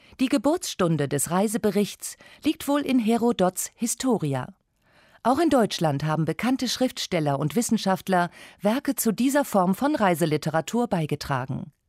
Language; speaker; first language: German; native; German